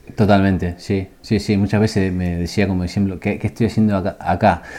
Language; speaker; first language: Spanish; native; Spanish